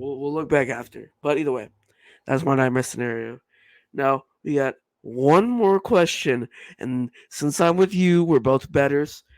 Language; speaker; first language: English; native; English